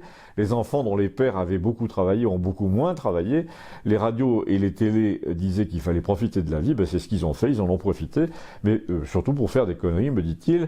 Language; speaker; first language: French; native; French